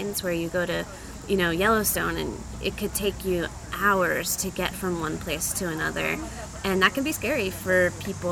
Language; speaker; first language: English; native; English